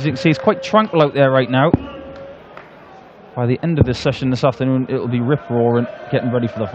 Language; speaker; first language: English; native; English